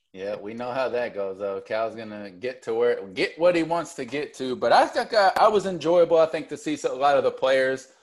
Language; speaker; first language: English; native; English